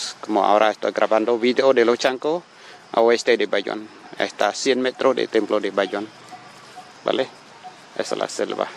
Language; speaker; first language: Spanish; non-native, learner; Khmer